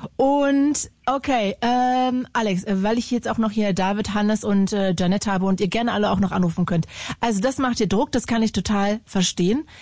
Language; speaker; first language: German; native; German